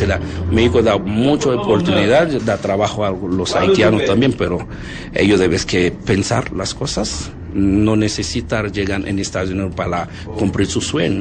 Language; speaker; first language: Spanish; non-native, learner; Haitian Creole